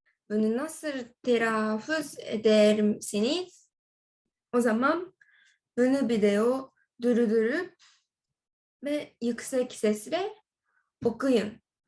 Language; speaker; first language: Turkish; non-native, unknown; Japanese